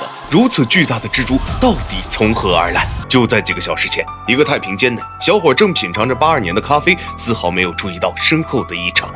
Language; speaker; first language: Chinese; native; Chinese